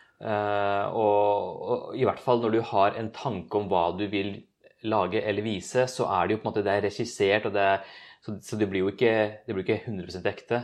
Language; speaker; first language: Norwegian; early bilingual, other home language; Urdu